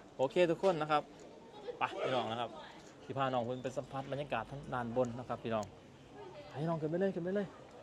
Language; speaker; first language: Thai; native; Thai